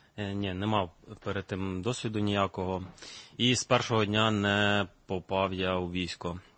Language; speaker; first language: Ukrainian; native; Ukrainian